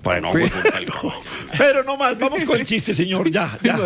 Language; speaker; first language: Spanish; native; Spanish